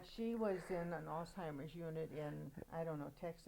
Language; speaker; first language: English; native; English